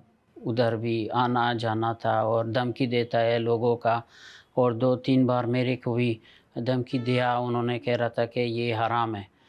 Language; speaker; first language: Hindi; non-native, learner; Persian